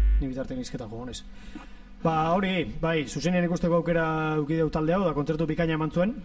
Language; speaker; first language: Basque; native; Basque